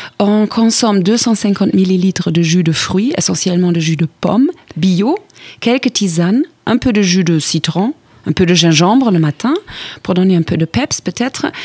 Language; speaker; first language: French; non-native, fluent; German